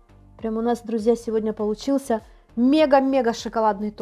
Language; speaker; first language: Russian; native; Russian